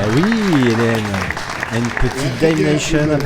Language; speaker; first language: French; native; French